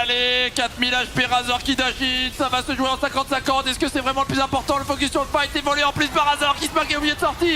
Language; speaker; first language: French; native; French